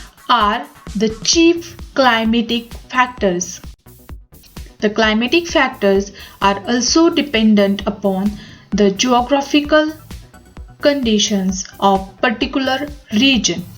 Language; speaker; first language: English; non-native, local second language; Marathi